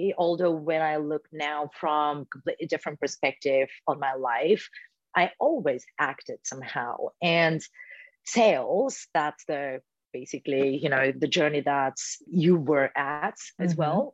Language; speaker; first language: English; non-native, fluent; Bulgarian